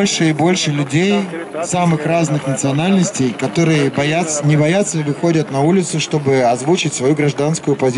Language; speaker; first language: Russian; native; Russian